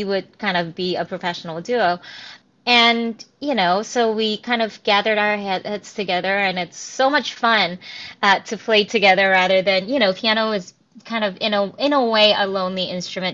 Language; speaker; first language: English; native; English